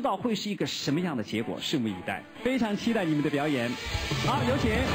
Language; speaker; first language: Chinese; native; Chinese